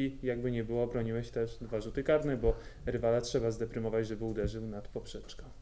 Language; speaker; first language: Polish; native; Polish